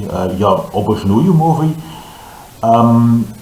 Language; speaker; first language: Ukrainian; non-native, learner; English